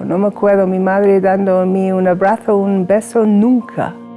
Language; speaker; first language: Spanish; non-native, fluent; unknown